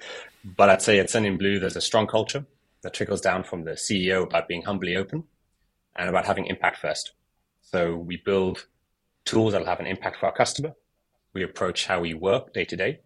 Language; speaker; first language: English; native; English